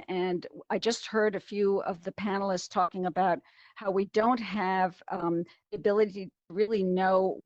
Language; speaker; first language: English; native; English